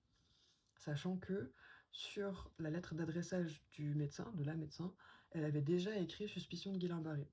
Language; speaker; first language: French; native; French